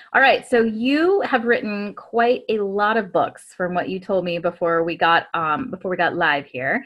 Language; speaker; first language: English; native; English